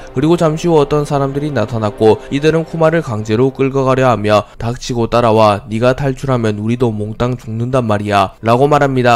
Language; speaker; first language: Korean; native; Korean